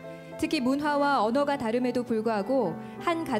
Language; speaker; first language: Korean; native; Korean